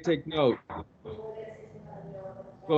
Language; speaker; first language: English; non-native, local second language; Spanish